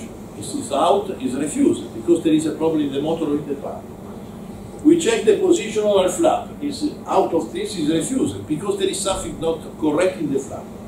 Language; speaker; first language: English; non-native, learner; Italian